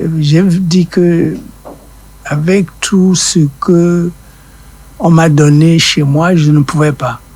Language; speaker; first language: French; non-native, local second language; Duala